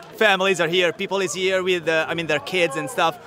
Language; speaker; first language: English; non-native, fluent; Italian